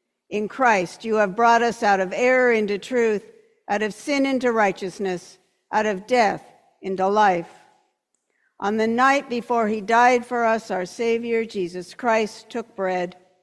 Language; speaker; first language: English; native; English